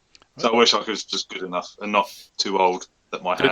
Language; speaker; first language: English; native; English